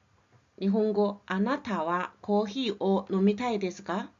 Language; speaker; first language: Japanese; non-native, fluent; Chinese